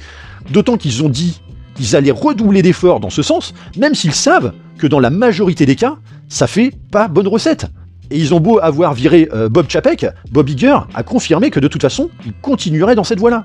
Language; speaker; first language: French; native; French